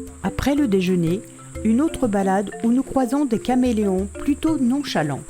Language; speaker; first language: French; native; French